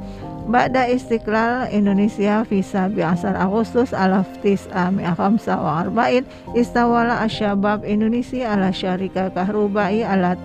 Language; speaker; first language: Arabic; non-native, fluent; Indonesian